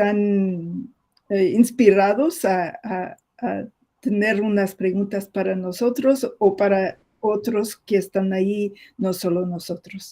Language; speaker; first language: Spanish; non-native, fluent; English